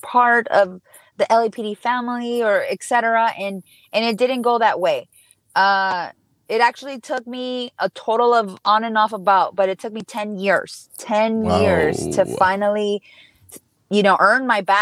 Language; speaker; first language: English; early bilingual, other home language; Spanish